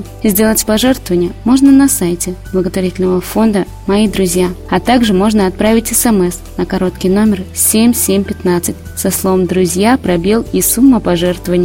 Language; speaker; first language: Russian; native; Russian